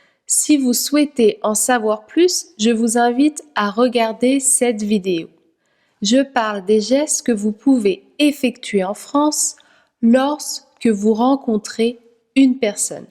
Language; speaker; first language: French; native; French